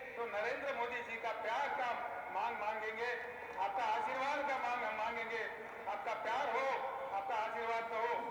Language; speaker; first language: Hindi; non-native, local second language; Telugu